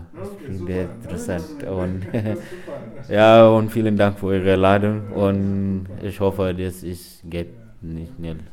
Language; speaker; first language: German; non-native, learner; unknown